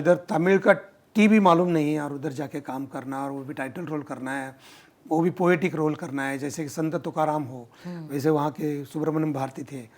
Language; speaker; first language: Hindi; non-native, local second language; Marathi